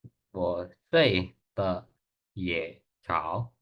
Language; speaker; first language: Chinese; non-native, learner; Indonesian